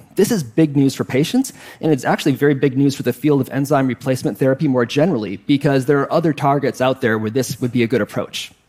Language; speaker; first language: English; native; English